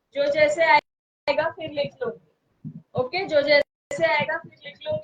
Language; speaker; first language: Hindi; non-native, local second language; Marathi